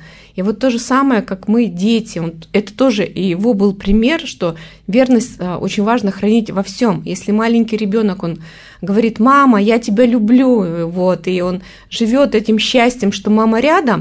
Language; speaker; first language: Russian; native; Russian